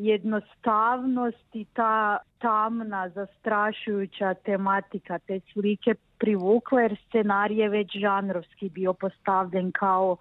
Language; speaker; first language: Croatian; native; Croatian